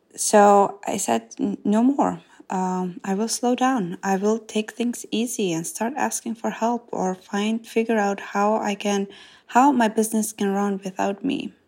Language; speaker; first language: English; non-native, fluent; Macedonian